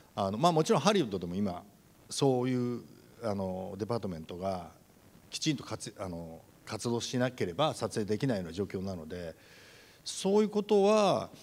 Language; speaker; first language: Japanese; native; Japanese